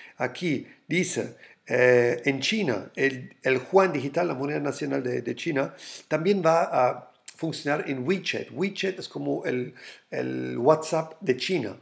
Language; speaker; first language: Spanish; non-native, fluent; German